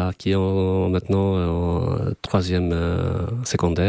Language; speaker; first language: French; non-native, fluent; Albanian